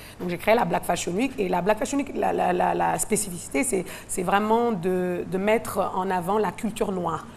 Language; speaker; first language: French; non-native, local second language; Wolof